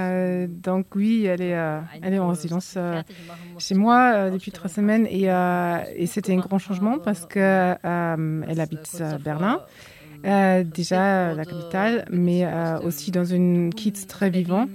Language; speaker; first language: French; non-native, fluent; German